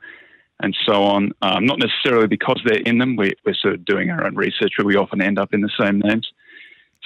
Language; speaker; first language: English; native; English